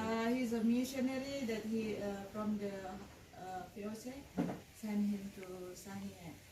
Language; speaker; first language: English; non-native, learner; Indonesian